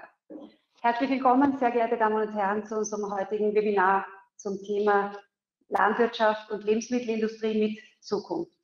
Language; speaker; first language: German; native; German